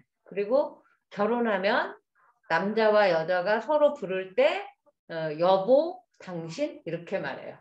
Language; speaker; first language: Korean; native; Korean